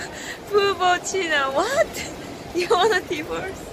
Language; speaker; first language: English; non-native, learner; Korean